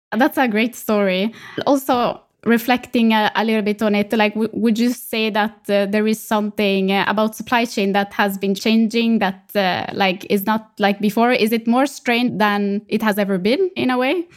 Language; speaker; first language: English; non-native, fluent; Italian